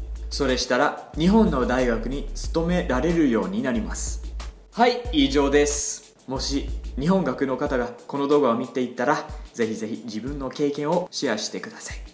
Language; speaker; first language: Japanese; non-native, fluent; English